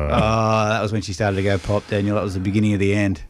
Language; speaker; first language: English; native; English